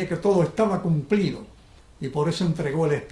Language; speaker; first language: Spanish; native; Spanish